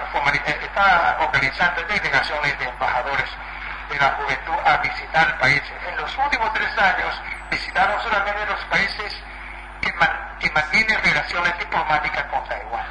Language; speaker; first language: Spanish; non-native, fluent; Chinese